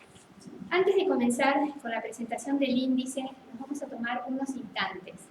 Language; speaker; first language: Spanish; native; Spanish